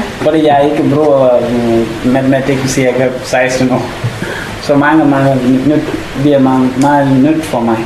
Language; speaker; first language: Danish; non-native, learner; Tamil